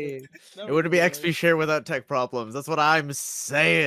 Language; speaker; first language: English; native; English